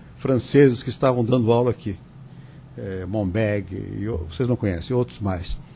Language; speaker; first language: Portuguese; native; Portuguese